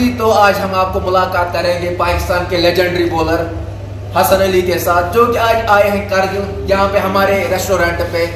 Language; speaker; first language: Hindi; non-native, local second language; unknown